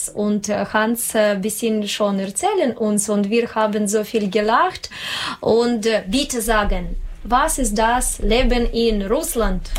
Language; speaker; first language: German; non-native, learner; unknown